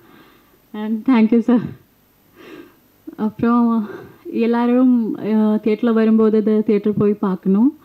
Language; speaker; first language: Tamil; non-native, fluent; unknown